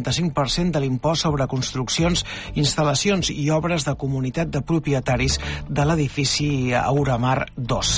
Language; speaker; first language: Catalan; native; Catalan